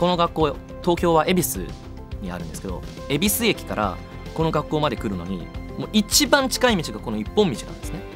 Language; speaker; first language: Japanese; early bilingual, heritage; Japanese